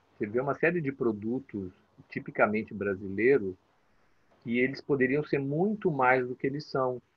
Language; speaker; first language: Portuguese; native; Portuguese